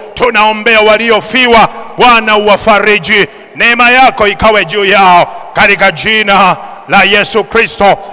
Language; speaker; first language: Swahili; native; Swahili